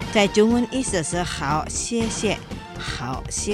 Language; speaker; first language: Chinese; non-native, fluent; Indonesian